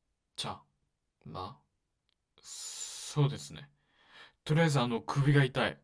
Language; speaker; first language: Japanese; non-native, learner; Korean